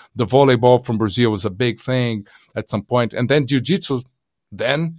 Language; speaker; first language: English; non-native, fluent; Portuguese